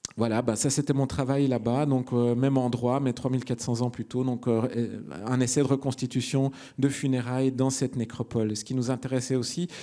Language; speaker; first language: French; native; French